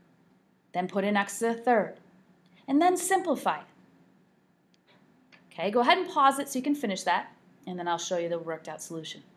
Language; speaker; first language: English; native; English